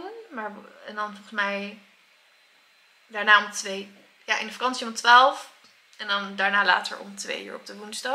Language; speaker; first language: Dutch; native; Dutch